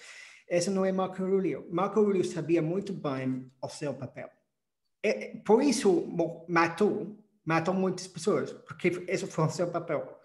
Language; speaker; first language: Portuguese; non-native, fluent; English